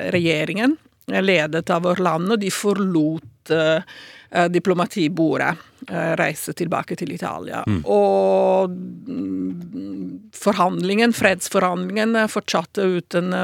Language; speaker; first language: Norwegian; non-native, fluent; Italian